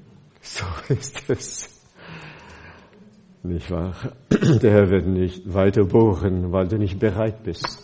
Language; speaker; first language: German; non-native, fluent; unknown